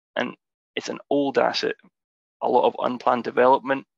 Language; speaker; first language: English; native; English